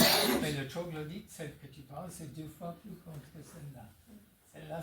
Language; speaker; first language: French; non-native, fluent; English